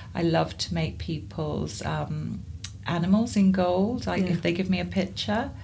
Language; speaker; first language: English; native; English